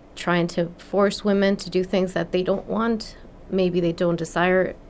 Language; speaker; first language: English; non-native, fluent; Spanish